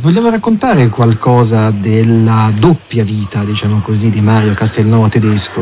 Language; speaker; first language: Italian; native; Italian